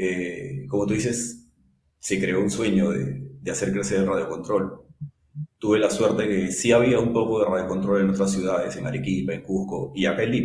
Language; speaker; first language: Spanish; native; Spanish